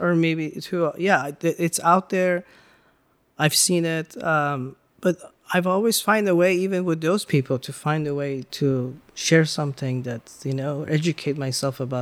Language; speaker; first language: English; early bilingual, other home language; Persian